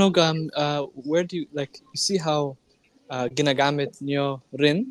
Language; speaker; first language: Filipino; non-native, learner; English